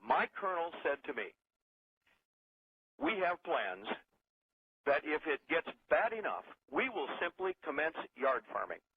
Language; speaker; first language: English; native; English